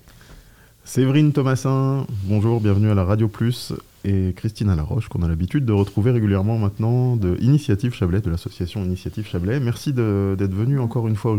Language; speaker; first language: French; native; French